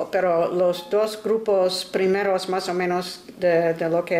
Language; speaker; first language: Spanish; non-native, fluent; English